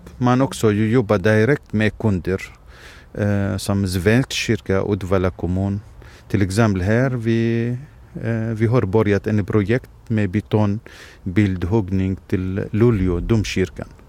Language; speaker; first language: Swedish; non-native, fluent; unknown